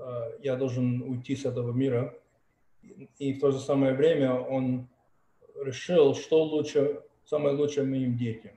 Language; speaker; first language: Russian; early bilingual, heritage; Russian